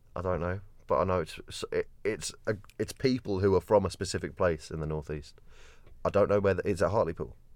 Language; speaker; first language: English; native; English